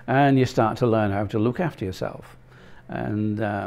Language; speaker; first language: English; native; English